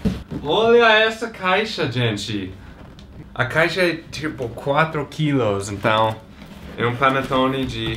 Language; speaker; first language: Portuguese; non-native, fluent; English